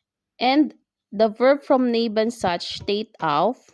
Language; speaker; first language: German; non-native, learner; Filipino